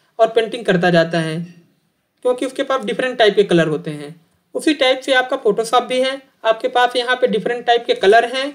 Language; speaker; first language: Hindi; native; Hindi